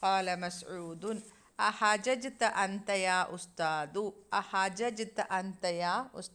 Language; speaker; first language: Arabic; non-native, fluent; Malayalam